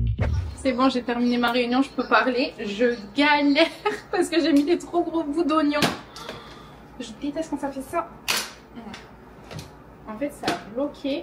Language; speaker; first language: French; native; French